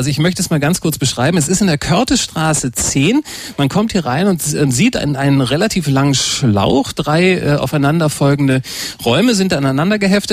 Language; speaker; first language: German; native; German